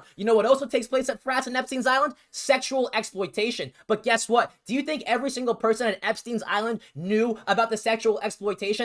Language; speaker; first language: English; native; English